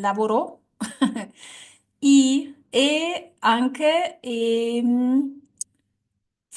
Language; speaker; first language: Italian; non-native, learner; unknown